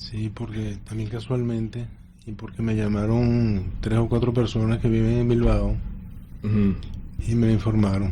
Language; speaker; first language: Spanish; native; Spanish